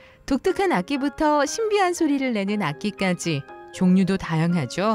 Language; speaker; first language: Korean; native; Korean